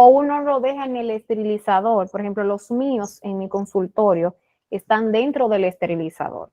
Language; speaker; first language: Spanish; native; Spanish